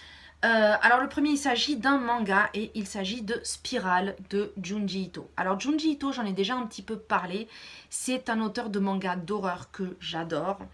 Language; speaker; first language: French; native; French